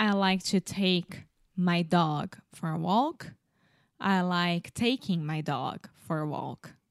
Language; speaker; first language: English; non-native, fluent; Portuguese